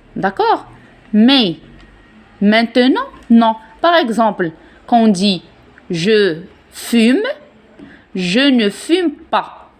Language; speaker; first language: French; non-native, local second language; Arabic